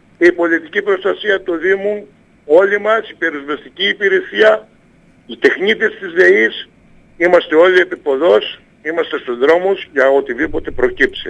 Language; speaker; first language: Greek; native; Greek